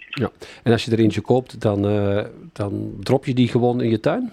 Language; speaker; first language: Dutch; native; Dutch